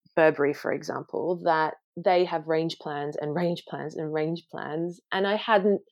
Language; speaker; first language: English; native; English